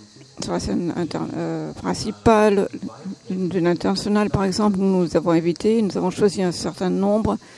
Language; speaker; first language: French; non-native, fluent; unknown